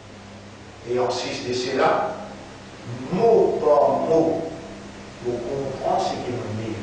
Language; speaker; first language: French; non-native, local second language; Morisyen